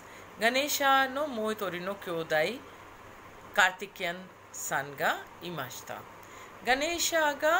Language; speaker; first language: Japanese; non-native, fluent; Hindi